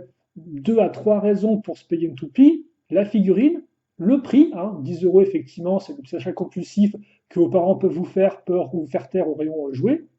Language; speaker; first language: French; native; French